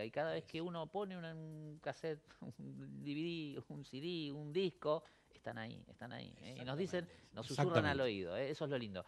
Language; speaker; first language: Spanish; native; Spanish